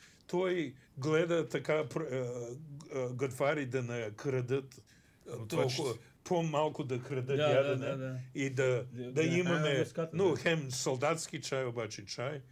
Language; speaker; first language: Bulgarian; non-native, fluent; English